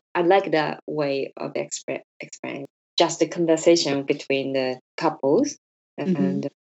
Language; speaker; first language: English; non-native, learner; Japanese